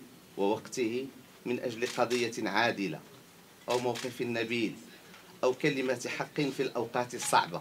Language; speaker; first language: Arabic; native; Arabic